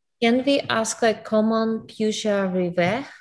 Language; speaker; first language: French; non-native, learner; English